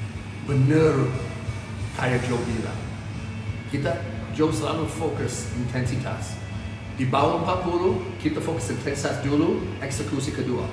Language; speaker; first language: Indonesian; non-native, fluent; English